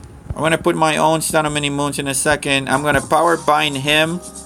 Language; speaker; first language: English; non-native, fluent; Spanish